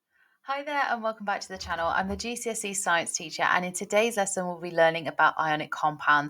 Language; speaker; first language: English; native; English